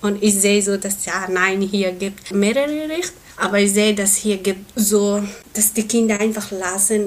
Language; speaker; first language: German; non-native, learner; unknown